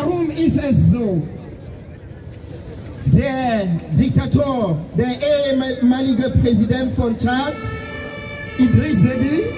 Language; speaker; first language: German; non-native, fluent; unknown